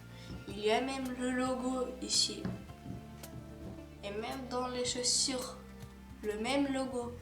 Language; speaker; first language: French; non-native, learner; Ukrainian